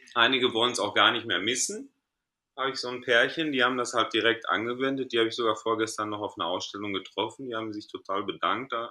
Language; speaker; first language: German; early bilingual, other home language; Greek